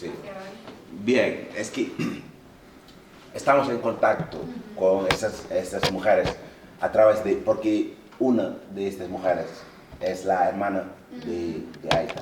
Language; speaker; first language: Spanish; non-native, fluent; Wolof